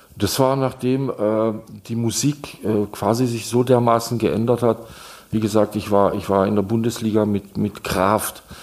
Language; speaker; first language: German; non-native, fluent; Czech